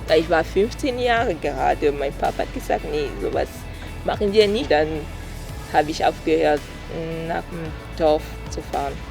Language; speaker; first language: German; non-native, fluent; French